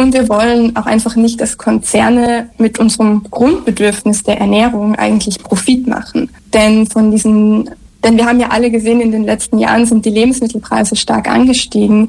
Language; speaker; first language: German; native; German